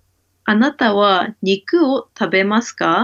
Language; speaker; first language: Japanese; non-native, learner; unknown